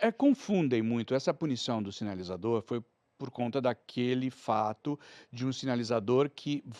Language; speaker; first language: Portuguese; native; Portuguese